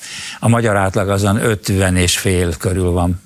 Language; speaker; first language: Hungarian; native; Hungarian